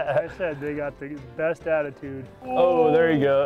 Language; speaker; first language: English; native; English